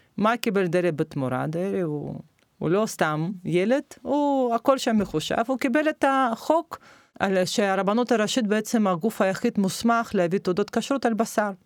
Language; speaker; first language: Hebrew; non-native, fluent; Russian